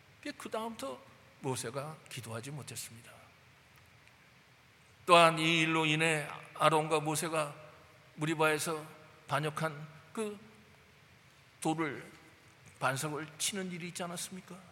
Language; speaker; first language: Korean; native; Korean